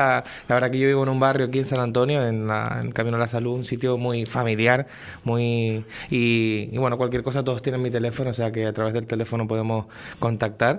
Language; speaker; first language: Spanish; native; Spanish